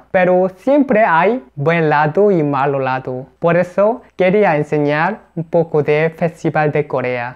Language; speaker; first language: Spanish; non-native, learner; Korean